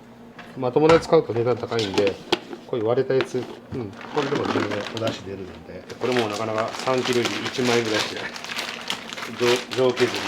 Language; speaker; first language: Japanese; native; Japanese